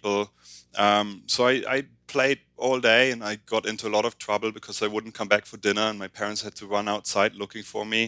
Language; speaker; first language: English; non-native, fluent; German